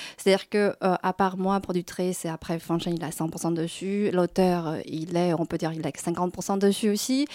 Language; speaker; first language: French; non-native, fluent; Chinese